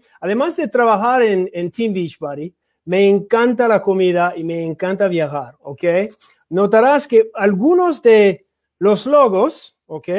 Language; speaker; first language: Spanish; non-native, learner; English